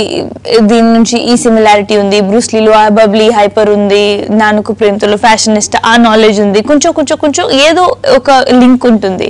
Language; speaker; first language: Telugu; non-native, learner; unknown